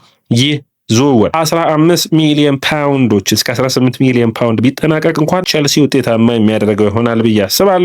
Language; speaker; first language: Amharic; native; Amharic